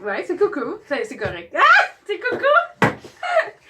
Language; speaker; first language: French; native; French